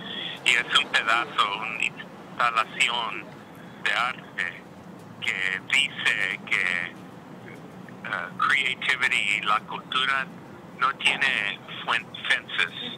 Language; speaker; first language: Spanish; non-native, learner; English